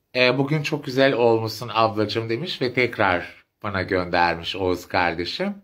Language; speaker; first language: Turkish; native; Turkish